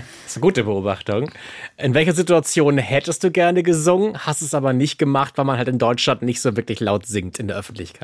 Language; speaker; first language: German; native; German